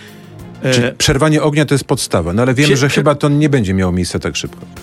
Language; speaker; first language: Polish; native; Polish